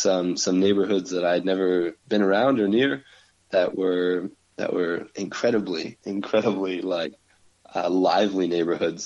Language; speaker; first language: English; native; English